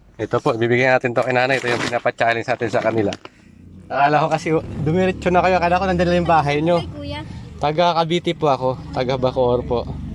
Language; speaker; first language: Filipino; native; Filipino